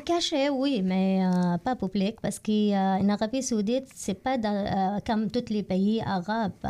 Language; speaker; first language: French; non-native, learner; Arabic